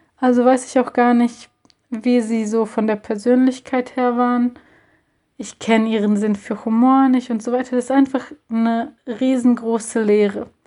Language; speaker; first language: German; early bilingual, other home language; Bosnian